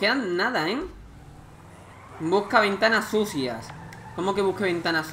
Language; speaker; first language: Spanish; native; Spanish